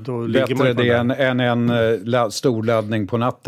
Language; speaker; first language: Swedish; native; Swedish